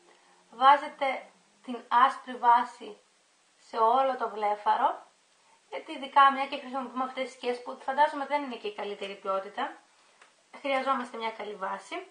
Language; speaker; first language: Greek; native; Greek